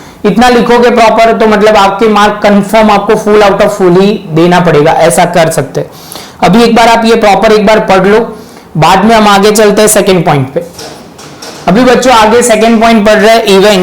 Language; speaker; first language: Hindi; non-native, local second language; Gujarati